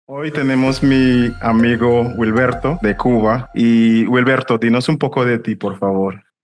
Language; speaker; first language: Spanish; non-native, fluent; English